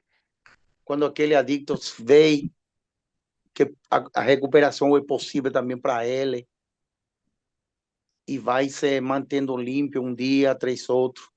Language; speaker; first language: Portuguese; non-native, learner; Spanish